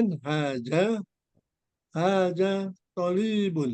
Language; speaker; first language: Arabic; non-native, learner; Indonesian